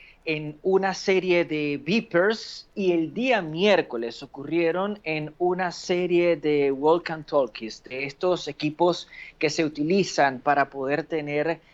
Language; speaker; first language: Spanish; native; Spanish